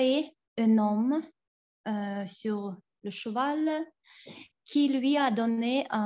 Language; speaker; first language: French; non-native, fluent; Tuvinian